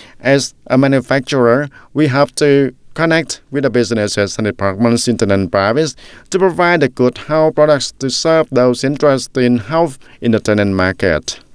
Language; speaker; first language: English; non-native, fluent; Vietnamese